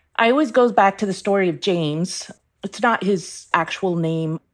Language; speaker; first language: English; early bilingual, other home language; Persian